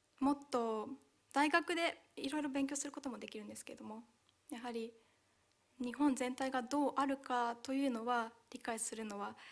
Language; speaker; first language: Japanese; early bilingual, other home language; Hungarian